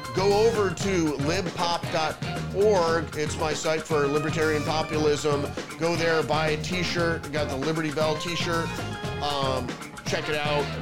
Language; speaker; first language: English; early bilingual, other home language; German